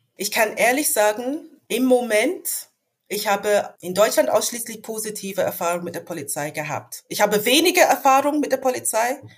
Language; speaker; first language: German; non-native, fluent; English